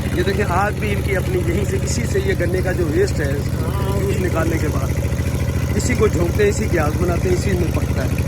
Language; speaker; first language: Urdu; non-native, local second language; Punjabi